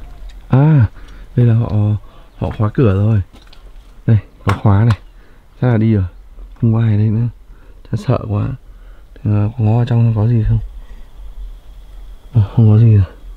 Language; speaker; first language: Vietnamese; native; Vietnamese